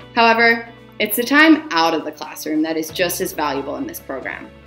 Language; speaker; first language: English; native; English